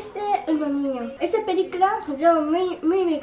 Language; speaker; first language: Spanish; non-native, learner; Japanese